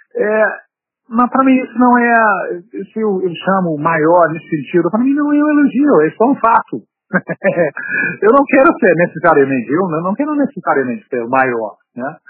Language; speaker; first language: Portuguese; non-native, fluent; English